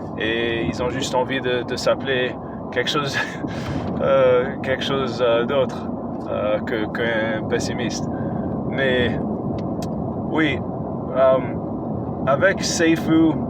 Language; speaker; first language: French; non-native, fluent; English